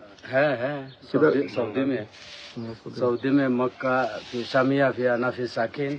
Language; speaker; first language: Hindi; non-native, learner; Bangla